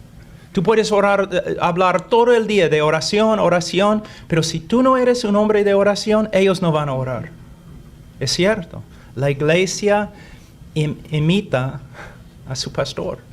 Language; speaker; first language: Spanish; non-native, fluent; English